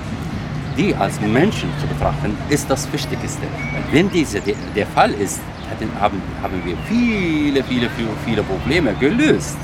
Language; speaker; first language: German; non-native, fluent; Arabic